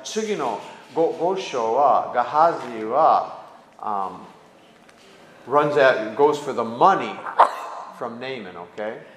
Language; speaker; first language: English; native; English